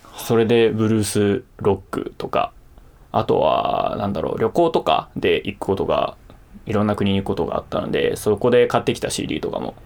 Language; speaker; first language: Japanese; early bilingual, heritage; Japanese